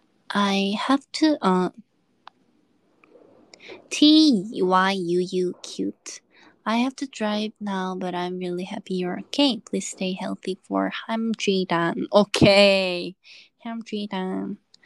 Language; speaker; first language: English; non-native, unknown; Korean